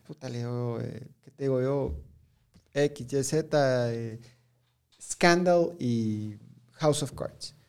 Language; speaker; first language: Spanish; native; Spanish